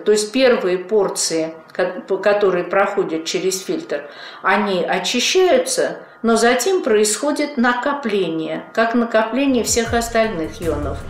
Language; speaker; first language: Russian; native; Russian